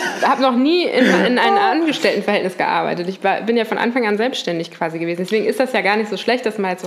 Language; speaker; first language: German; native; German